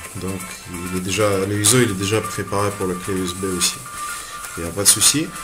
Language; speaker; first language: French; non-native, fluent; Russian